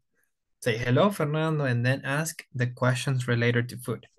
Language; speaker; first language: English; non-native, fluent; Spanish